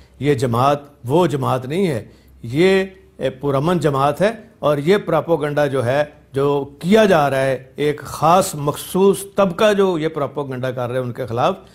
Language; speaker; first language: Urdu; non-native, local second language; Punjabi